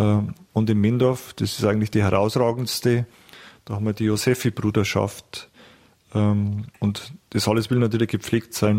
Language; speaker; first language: German; native; German